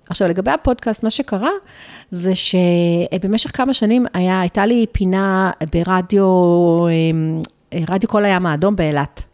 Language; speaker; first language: Hebrew; early bilingual, other home language; Spanish